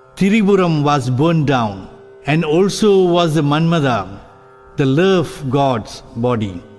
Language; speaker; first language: English; non-native, local second language; Tamil